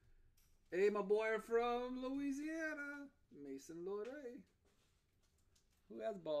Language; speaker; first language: English; native; English